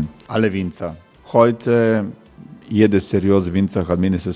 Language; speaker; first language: German; non-native, fluent; Croatian